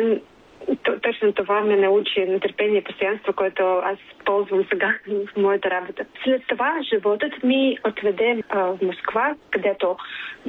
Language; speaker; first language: Bulgarian; non-native, learner; Russian